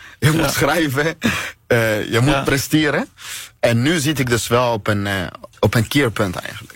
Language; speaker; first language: Dutch; non-native, fluent; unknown